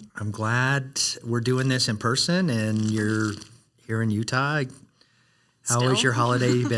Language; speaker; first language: English; native; English